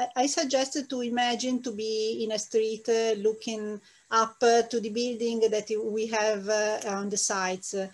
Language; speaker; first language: English; non-native, fluent; Italian